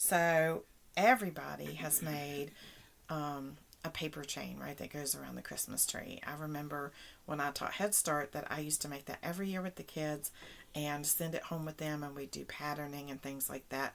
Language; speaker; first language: English; native; English